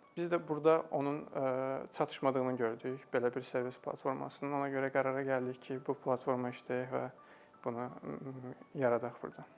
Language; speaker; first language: Azerbaijani; native; Azerbaijani